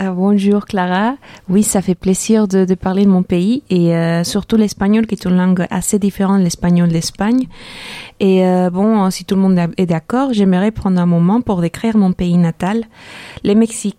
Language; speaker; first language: French; non-native, fluent; Spanish